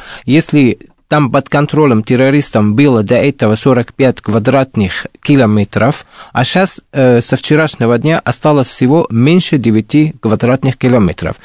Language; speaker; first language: Russian; non-native, fluent; Arabic